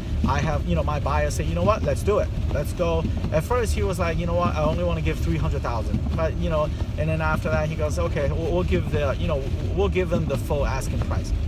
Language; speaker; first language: English; non-native, fluent; Chinese